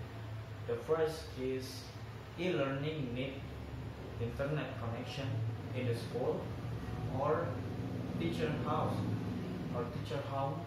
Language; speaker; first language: English; non-native, learner; Indonesian